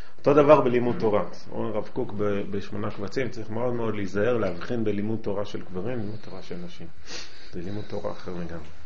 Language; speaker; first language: Hebrew; native; Hebrew